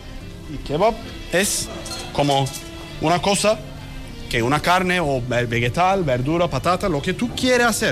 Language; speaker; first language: Spanish; non-native, learner; Turkish